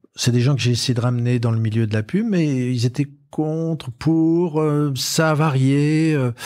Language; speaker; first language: French; native; French